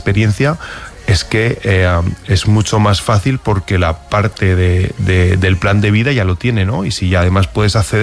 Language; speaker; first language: Spanish; native; Spanish